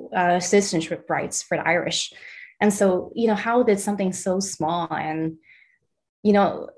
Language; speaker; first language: English; early bilingual, other home language; Chinese